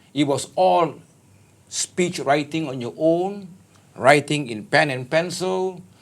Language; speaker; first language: English; non-native, local second language; Malay